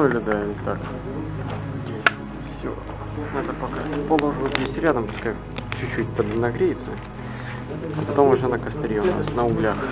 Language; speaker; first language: Russian; native; Russian